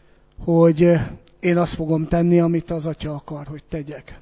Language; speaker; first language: Hungarian; native; Hungarian